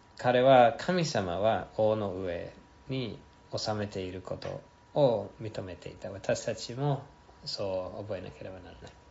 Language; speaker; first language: Japanese; non-native, fluent; English